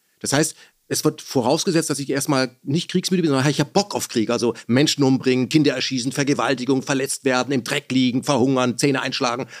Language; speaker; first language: German; early bilingual, other home language; Persian